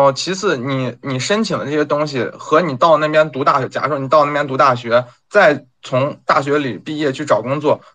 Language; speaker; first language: Chinese; native; Chinese